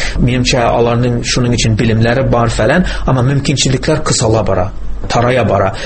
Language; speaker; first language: Tatar; early bilingual, heritage; Tatar